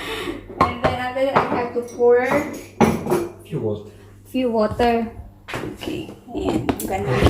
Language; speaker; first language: English; non-native, local second language; Filipino